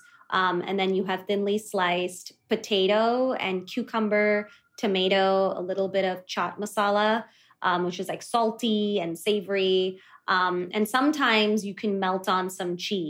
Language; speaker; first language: English; early bilingual, other home language; Kannada